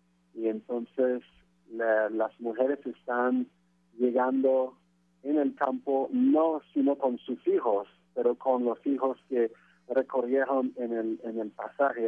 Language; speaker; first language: Spanish; non-native, fluent; French